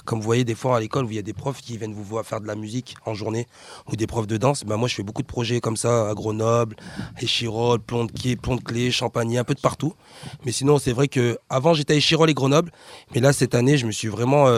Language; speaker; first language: French; native; French